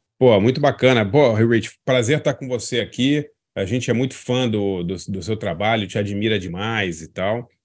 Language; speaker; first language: Portuguese; native; Portuguese